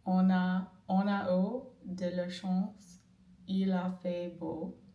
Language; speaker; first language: French; non-native, learner; English